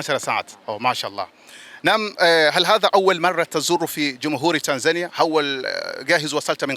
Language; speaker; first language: Arabic; non-native, learner; Swahili